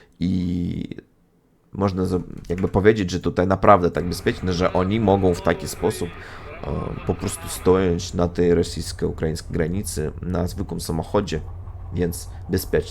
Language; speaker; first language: Polish; non-native, fluent; Russian